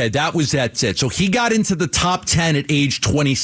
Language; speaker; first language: English; native; English